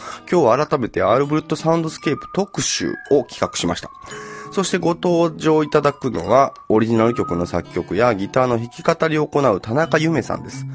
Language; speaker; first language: Japanese; native; Japanese